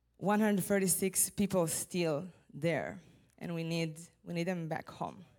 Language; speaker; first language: English; non-native, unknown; Hebrew